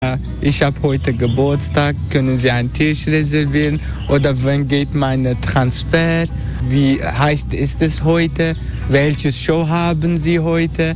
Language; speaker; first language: German; non-native, learner; Turkish